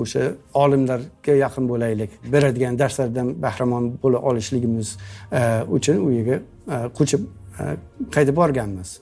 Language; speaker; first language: Uzbek; non-native, fluent; English